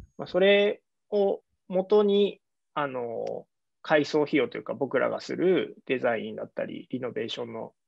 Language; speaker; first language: Japanese; native; Japanese